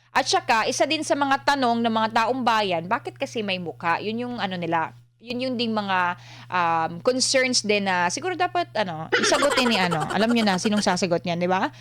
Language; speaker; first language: Filipino; non-native, local second language; Cebuano